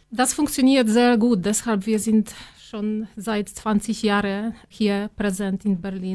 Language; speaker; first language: German; non-native, fluent; Polish